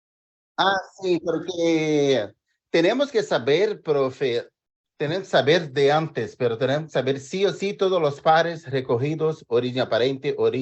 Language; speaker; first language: Spanish; non-native, learner; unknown